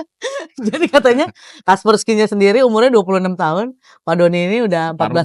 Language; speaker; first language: Indonesian; native; Indonesian